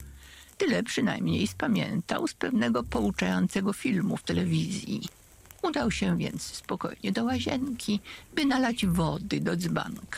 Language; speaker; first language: Polish; native; Polish